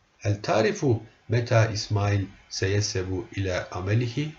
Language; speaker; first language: Arabic; non-native, fluent; Turkish